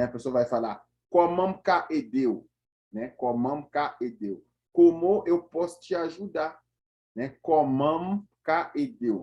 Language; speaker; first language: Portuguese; non-native, fluent; Haitian Creole